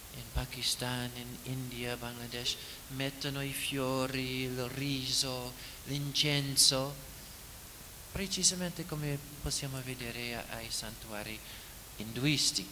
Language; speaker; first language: Italian; non-native, fluent; English